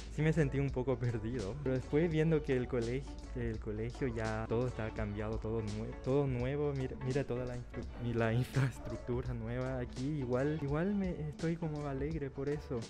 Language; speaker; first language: Spanish; early bilingual, other home language; Chinese